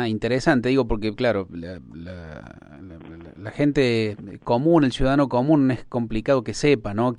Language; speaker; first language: Spanish; native; Spanish